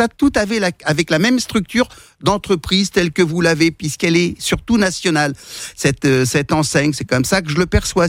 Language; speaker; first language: French; native; French